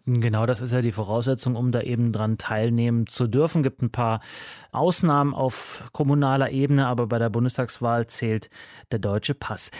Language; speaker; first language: German; native; German